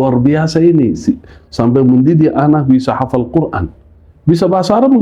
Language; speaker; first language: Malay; non-native, fluent; Arabic